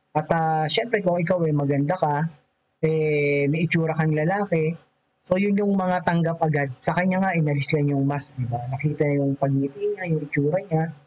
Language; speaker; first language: Filipino; native; Filipino